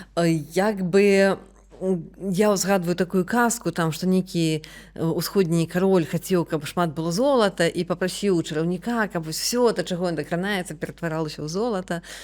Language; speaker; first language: Belarusian; non-native, local second language; Russian